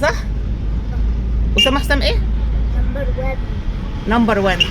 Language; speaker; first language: Arabic; native; Arabic